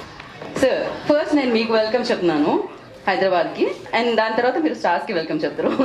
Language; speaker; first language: Telugu; native; Telugu